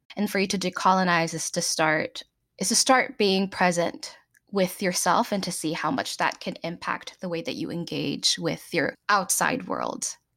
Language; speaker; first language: English; non-native, local second language; Filipino